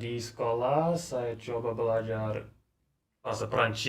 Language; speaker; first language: Indonesian; non-native, learner; English